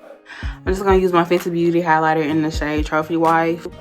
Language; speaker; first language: English; native; English